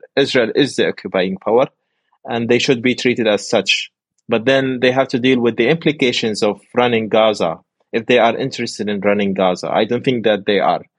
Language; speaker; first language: English; non-native, fluent; Arabic